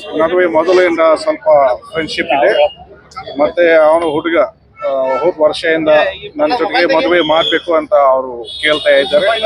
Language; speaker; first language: Kannada; non-native, fluent; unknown